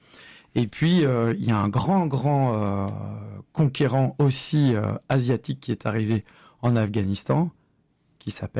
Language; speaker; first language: French; native; French